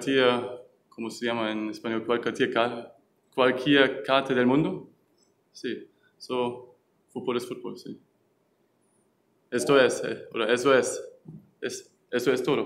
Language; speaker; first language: Spanish; non-native, learner; German